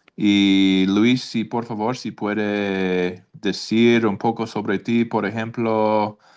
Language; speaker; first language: Spanish; non-native, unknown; English